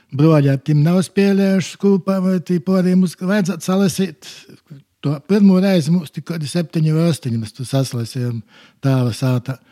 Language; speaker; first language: Latvian; native; Latvian